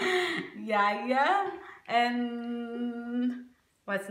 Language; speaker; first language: English; non-native, learner; Indonesian